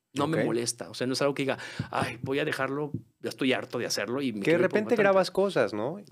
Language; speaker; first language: Spanish; native; Spanish